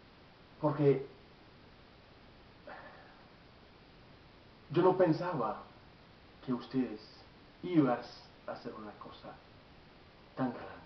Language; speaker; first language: Spanish; non-native, learner; Haitian Creole